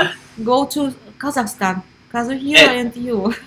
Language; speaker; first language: English; non-native, learner; Russian